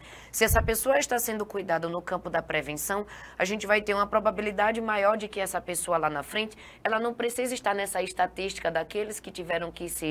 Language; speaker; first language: Portuguese; native; Portuguese